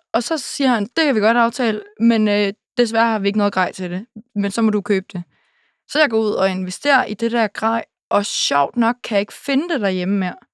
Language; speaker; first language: Danish; native; Danish